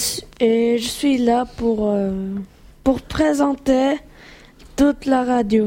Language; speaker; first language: French; non-native, learner; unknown